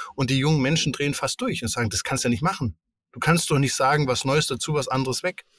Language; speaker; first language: German; native; German